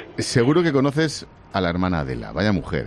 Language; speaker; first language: Spanish; native; Spanish